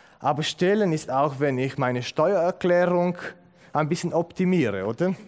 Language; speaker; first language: German; non-native, fluent; Romanian